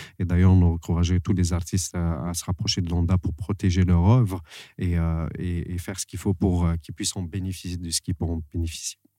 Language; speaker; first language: French; non-native, local second language; Arabic